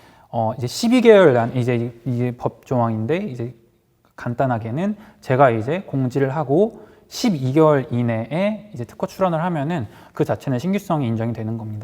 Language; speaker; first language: Korean; native; Korean